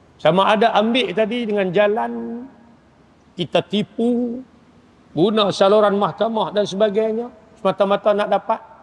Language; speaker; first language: Malay; native; Malay